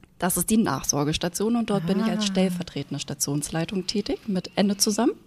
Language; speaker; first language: German; native; German